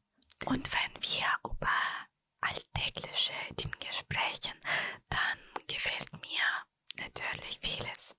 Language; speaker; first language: German; non-native, fluent; Russian